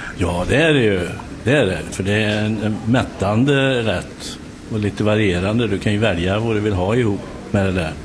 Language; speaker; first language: Swedish; native; Swedish